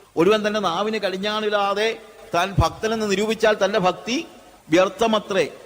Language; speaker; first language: Malayalam; native; Malayalam